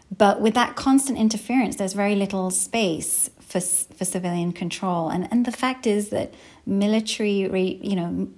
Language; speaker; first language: English; native; English